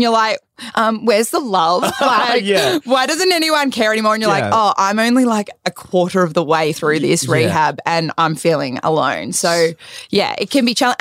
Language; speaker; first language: English; native; English